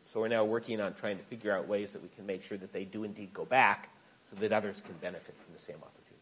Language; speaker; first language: English; native; English